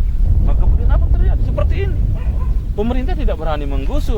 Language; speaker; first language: Indonesian; non-native, local second language; Sasak